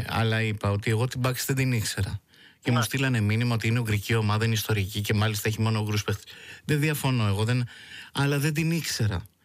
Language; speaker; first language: Greek; native; Greek